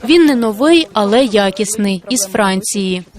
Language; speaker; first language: Ukrainian; native; Ukrainian